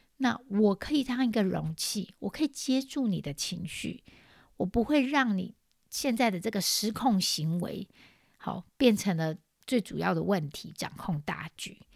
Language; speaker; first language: Chinese; native; Chinese